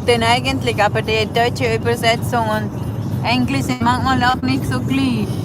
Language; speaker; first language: German; non-native, fluent; Cebuano